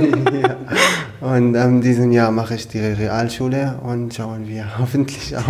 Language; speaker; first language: German; non-native, learner; Arabic